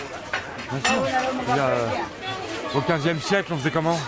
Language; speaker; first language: French; native; French